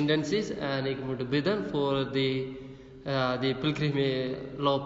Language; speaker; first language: Dutch; non-native, learner; Malayalam